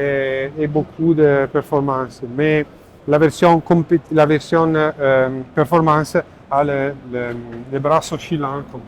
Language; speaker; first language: French; non-native, learner; Italian